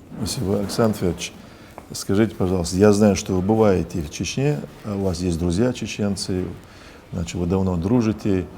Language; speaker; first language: Russian; non-native, local second language; Chechen